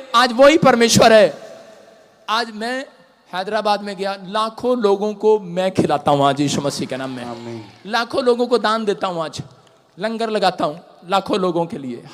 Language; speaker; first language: Hindi; non-native, local second language; Punjabi